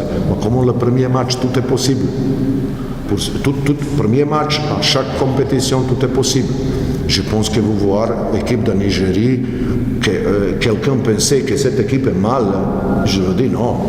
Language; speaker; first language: French; non-native, learner; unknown